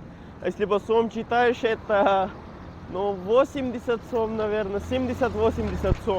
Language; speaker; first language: Russian; non-native, learner; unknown